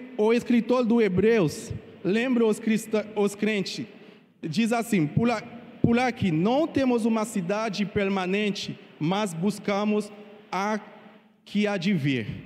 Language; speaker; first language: Portuguese; non-native, fluent; Haitian Creole